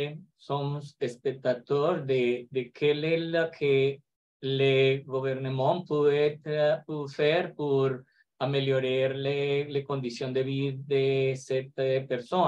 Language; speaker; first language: French; non-native, learner; Spanish